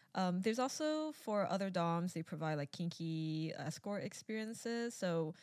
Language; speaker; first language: English; early bilingual, other home language; Chinese